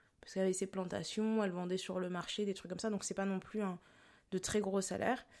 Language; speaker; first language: French; early bilingual, other home language; Lingala